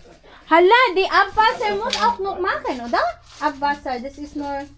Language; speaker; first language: German; non-native, learner; Filipino